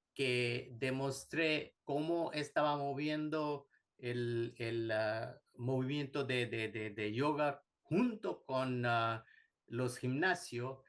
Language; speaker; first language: Spanish; non-native, fluent; Bangla